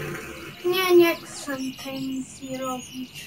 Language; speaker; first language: Polish; early bilingual, heritage; Polish